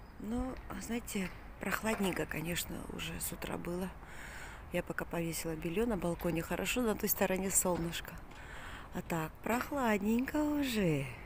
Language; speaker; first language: Russian; non-native, local second language; Georgian